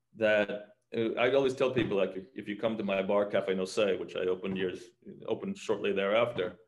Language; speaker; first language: English; native; English